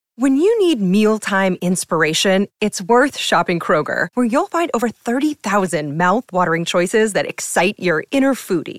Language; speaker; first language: English; native; English